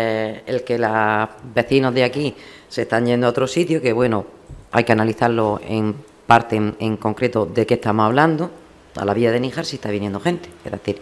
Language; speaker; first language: Spanish; native; Spanish